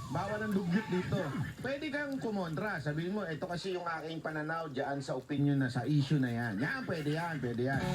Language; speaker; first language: Filipino; native; Filipino